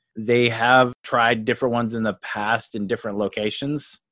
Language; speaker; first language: English; native; English